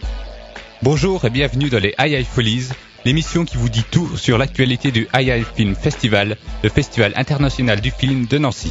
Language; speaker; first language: French; native; French